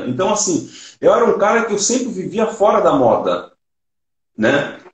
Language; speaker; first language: Portuguese; early bilingual, other home language; Swahili